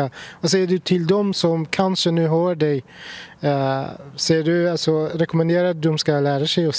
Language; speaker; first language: Swedish; non-native, fluent; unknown